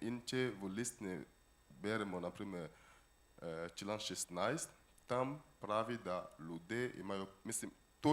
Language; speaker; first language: Slovenian; non-native, fluent; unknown